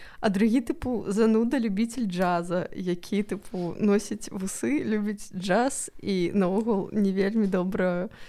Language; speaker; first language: Belarusian; non-native, local second language; Russian